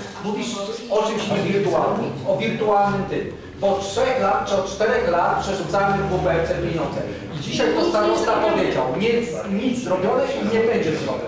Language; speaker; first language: Polish; native; Polish